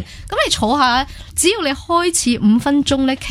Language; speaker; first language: Cantonese; native; Cantonese